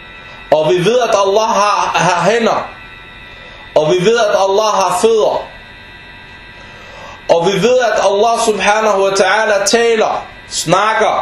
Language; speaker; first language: Danish; non-native, fluent; Arabic